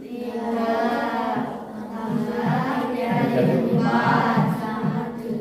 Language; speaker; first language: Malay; non-native, local second language; Javanese